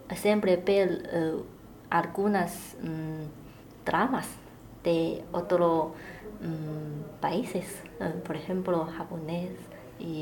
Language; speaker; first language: Spanish; non-native, learner; Chinese